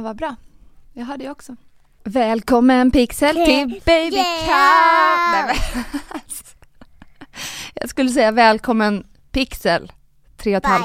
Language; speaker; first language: Swedish; native; Swedish